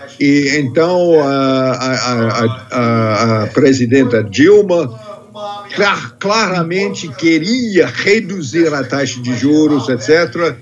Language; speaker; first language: Portuguese; non-native, fluent; English